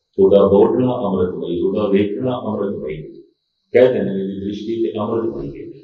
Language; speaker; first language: Urdu; non-native, local second language; Punjabi